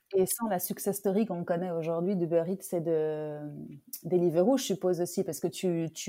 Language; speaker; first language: French; native; French